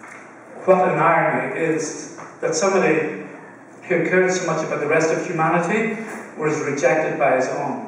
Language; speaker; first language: English; native; English